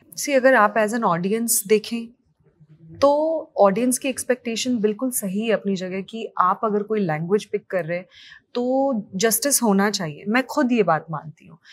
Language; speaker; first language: Hindi; non-native, local second language; Punjabi